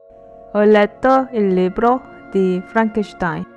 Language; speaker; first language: Italian; non-native, learner; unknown